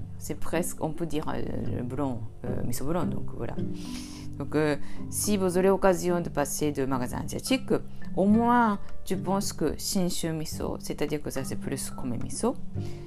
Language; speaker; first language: French; non-native, fluent; Japanese